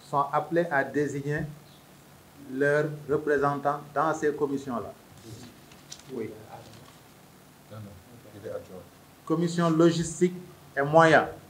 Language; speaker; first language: French; non-native, local second language; Wolof